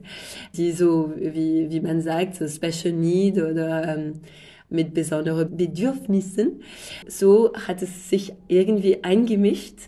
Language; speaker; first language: German; non-native, fluent; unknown